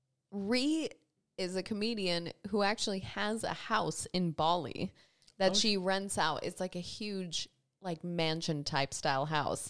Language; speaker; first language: English; native; English